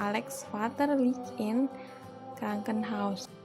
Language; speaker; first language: German; non-native, fluent; Indonesian